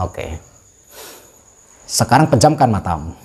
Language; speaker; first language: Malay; non-native, local second language; Javanese